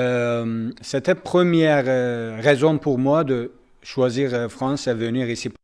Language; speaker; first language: French; non-native, learner; Kurdish